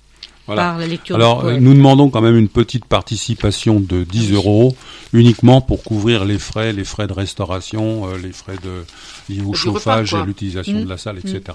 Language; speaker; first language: French; native; French